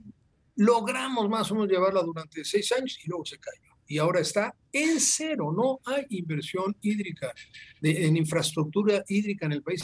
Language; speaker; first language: Spanish; native; Spanish